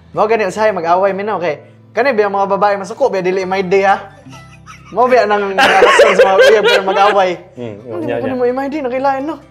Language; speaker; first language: Cebuano; native; Cebuano